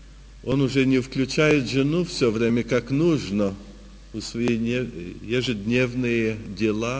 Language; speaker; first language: Russian; early bilingual, heritage; Russian